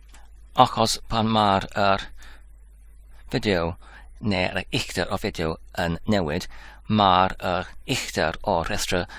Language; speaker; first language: Welsh; non-native, learner; English